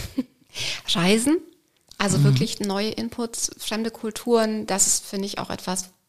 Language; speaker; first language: German; native; German